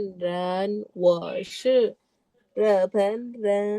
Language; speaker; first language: Chinese; non-native, learner; Indonesian